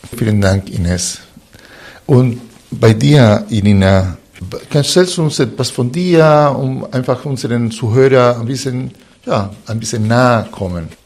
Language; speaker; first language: German; non-native, fluent; Spanish